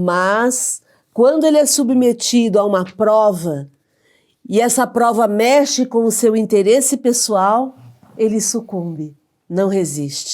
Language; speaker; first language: Portuguese; native; Portuguese